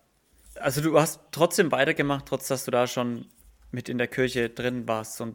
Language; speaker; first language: German; native; German